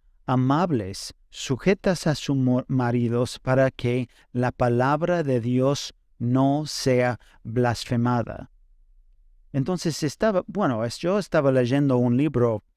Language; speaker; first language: Spanish; non-native, fluent; English